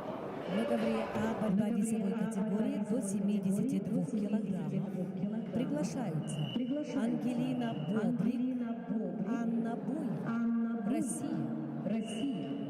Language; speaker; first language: Russian; native; Russian